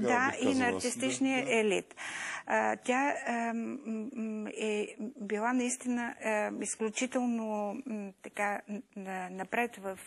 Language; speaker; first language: Bulgarian; native; Bulgarian